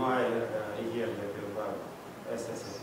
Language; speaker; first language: Spanish; non-native, fluent; Russian